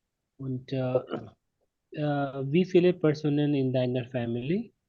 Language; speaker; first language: German; non-native, learner; Hindi